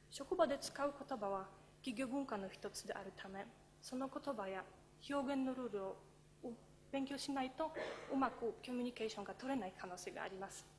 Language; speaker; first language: Japanese; non-native, fluent; Polish